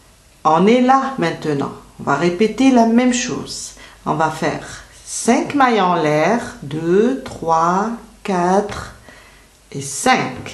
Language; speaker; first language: French; native; French